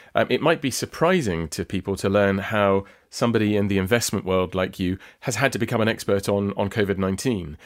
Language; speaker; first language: English; native; English